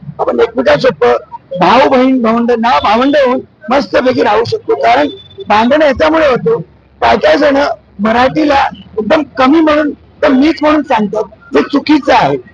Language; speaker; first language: Marathi; non-native, local second language; Malayalam